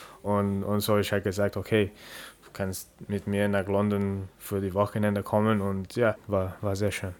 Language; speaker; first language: German; non-native, learner; English